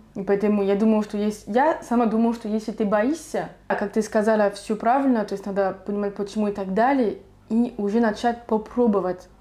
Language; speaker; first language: Russian; non-native, fluent; French